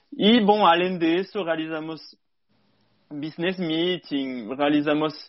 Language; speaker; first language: Portuguese; non-native, fluent; French